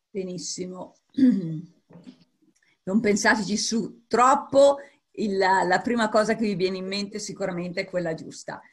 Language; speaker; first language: Italian; early bilingual, heritage; English